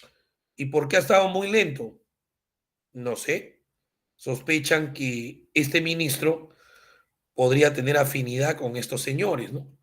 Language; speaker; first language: Spanish; native; Spanish